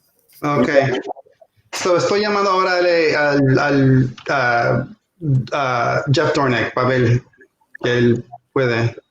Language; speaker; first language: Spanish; non-native, fluent; English